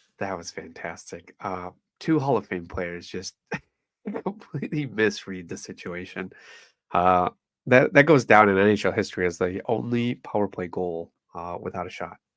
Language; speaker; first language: English; native; English